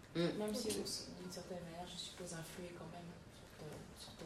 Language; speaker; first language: French; non-native, local second language; Kinyarwanda